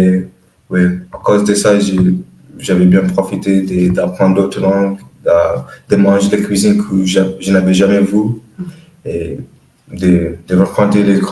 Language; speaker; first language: French; non-native, learner; English